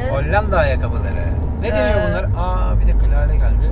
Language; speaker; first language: Turkish; native; Turkish